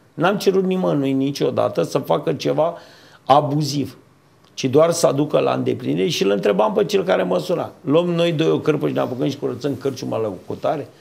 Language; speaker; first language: Romanian; native; Romanian